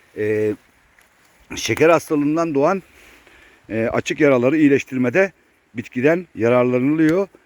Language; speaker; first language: Turkish; native; Turkish